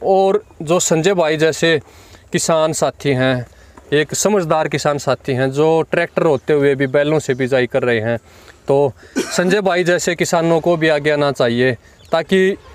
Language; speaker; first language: Hindi; native; Hindi